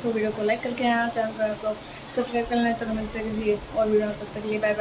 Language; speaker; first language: Hindi; native; Hindi